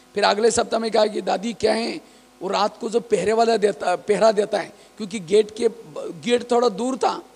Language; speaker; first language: Hindi; non-native, local second language; Marathi